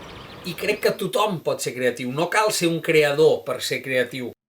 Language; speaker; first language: Catalan; native; Catalan